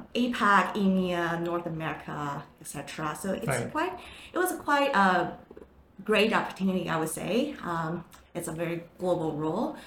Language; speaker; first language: English; non-native, fluent; Chinese